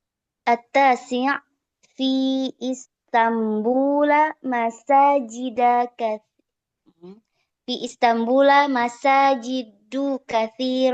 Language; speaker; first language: Arabic; non-native, learner; Indonesian